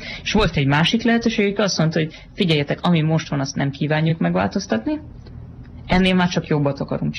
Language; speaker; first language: Hungarian; native; Hungarian